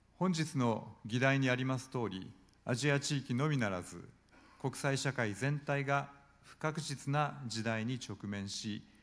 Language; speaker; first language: Japanese; native; Japanese